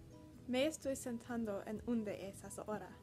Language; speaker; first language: Spanish; non-native, learner; English